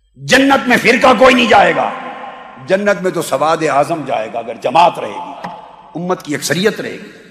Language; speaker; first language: Urdu; native; Urdu